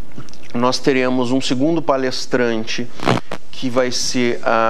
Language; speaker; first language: Portuguese; native; Portuguese